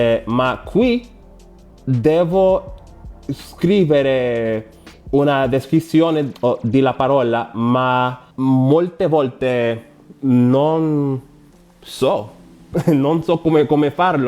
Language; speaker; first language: Italian; non-native, learner; Spanish